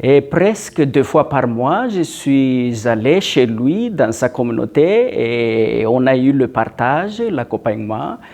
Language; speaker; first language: French; non-native, local second language; Malagasy